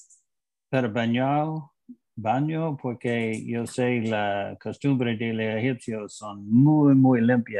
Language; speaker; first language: Spanish; non-native, learner; English